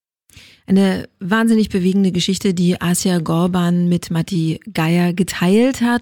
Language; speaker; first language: German; native; German